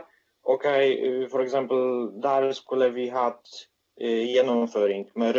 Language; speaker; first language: Norwegian; non-native, fluent; Polish